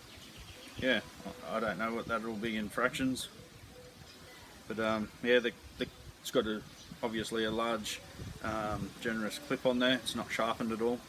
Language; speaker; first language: English; native; English